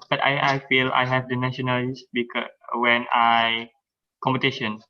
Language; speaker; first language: English; non-native, learner; Indonesian